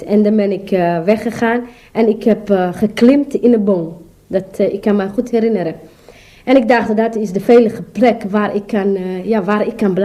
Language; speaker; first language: Dutch; non-native, learner; Somali